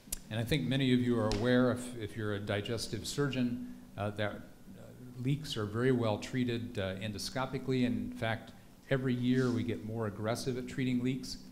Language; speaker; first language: English; native; English